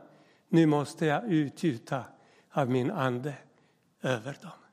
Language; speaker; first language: Swedish; non-native, fluent; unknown